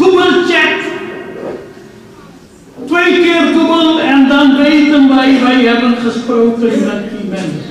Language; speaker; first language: Dutch; non-native, fluent; Urdu